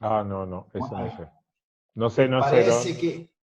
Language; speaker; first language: Spanish; native; Spanish